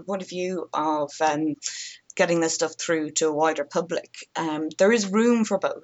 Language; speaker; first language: English; native; English